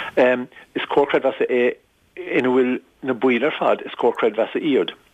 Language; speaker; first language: Irish; native; Irish